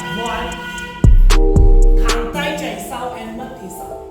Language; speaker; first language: Vietnamese; non-native, learner; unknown